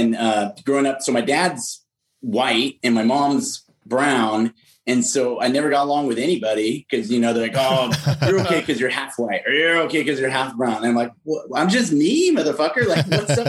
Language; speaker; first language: English; native; English